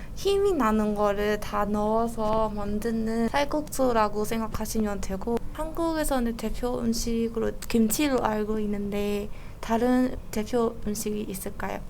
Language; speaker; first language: Korean; non-native, fluent; Burmese